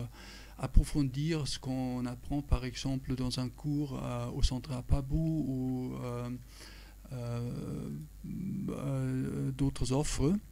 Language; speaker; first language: French; non-native, fluent; German